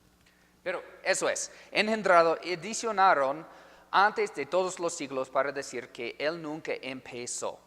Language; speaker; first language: Spanish; non-native, fluent; English